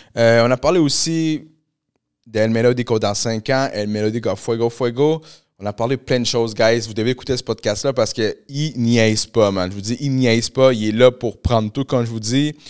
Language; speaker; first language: French; early bilingual, other home language; Spanish